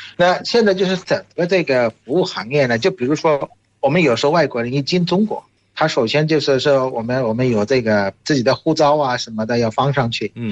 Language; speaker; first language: Chinese; non-native, fluent; Bangla